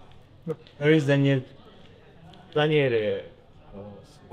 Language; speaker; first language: English; non-native, learner; Japanese